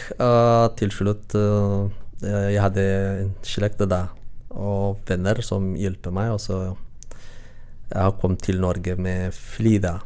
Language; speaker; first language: Norwegian; non-native, learner; Tigrinya